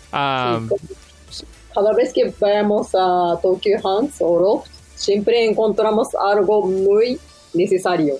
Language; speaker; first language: Spanish; non-native, learner; Japanese